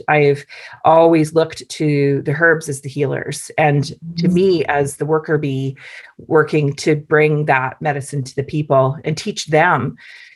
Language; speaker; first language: English; native; English